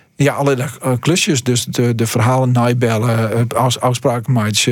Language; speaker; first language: Dutch; native; Dutch